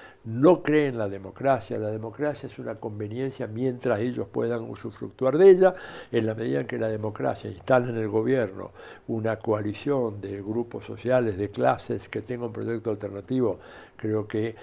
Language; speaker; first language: Spanish; native; Spanish